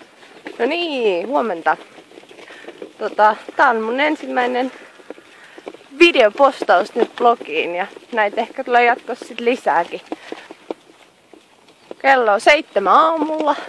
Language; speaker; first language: Finnish; native; Finnish